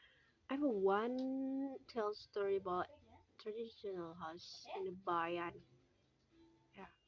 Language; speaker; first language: English; non-native, local second language; Indonesian